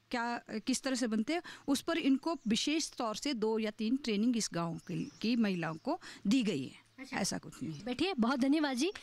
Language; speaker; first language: Hindi; native; Hindi